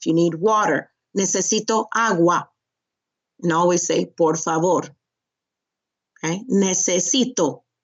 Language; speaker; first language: Spanish; non-native, fluent; English